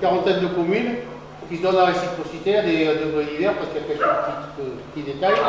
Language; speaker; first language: French; native; French